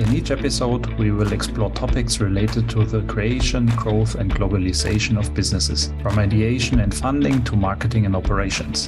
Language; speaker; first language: English; non-native, fluent; German